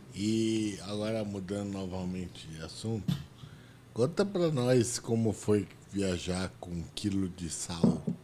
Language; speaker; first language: Portuguese; native; Portuguese